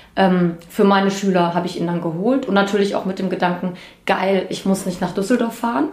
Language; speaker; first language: German; native; German